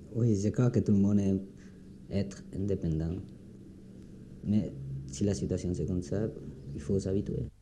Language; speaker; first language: French; non-native, learner; Spanish